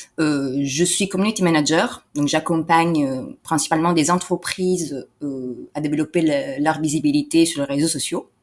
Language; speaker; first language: French; non-native, fluent; Italian